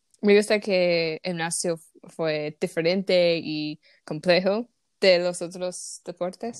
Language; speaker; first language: Spanish; non-native, learner; English